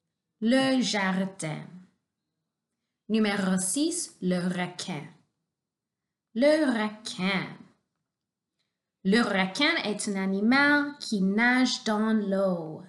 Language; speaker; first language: French; non-native, local second language; English